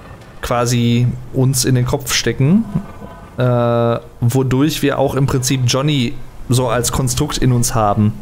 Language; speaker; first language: German; native; German